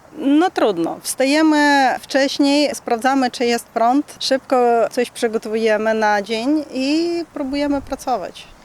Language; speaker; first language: Polish; non-native, fluent; Ukrainian